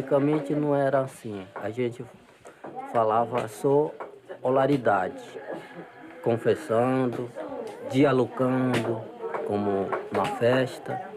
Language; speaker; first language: Portuguese; non-native, local second language; Guarani